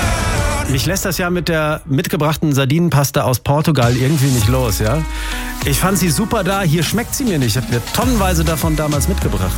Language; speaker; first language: German; native; German